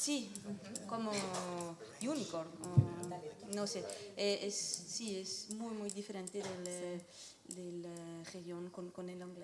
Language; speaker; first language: Spanish; non-native, learner; French